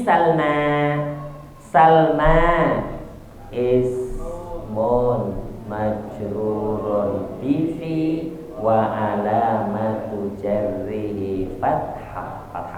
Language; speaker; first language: Arabic; non-native, fluent; Indonesian